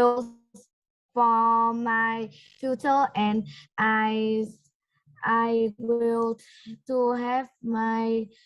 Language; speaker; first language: English; non-native, learner; Vietnamese